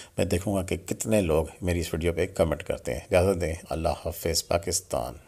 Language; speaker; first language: Urdu; non-native, local second language; Pahari-Potwari